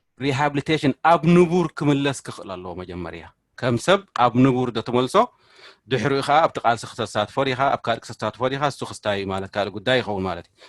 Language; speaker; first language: Tigrinya; native; Tigrinya